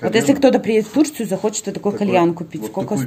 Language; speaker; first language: Russian; native; Russian